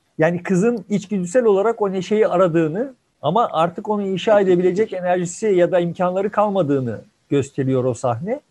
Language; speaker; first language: Turkish; native; Turkish